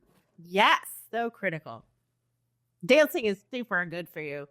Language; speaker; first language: English; native; English